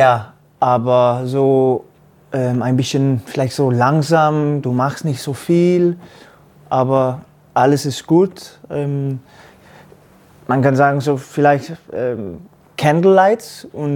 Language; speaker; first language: German; non-native, learner; Danish